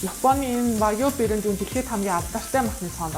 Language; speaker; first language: Mongolian; native; Mongolian